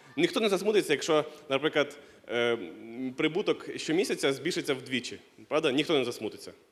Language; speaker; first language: Ukrainian; non-native, local second language; Russian